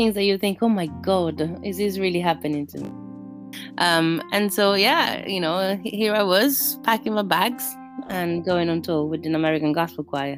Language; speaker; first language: English; non-native, fluent; Italian